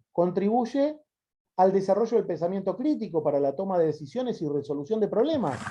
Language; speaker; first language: Spanish; native; Spanish